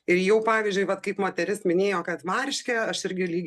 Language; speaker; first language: Lithuanian; native; Lithuanian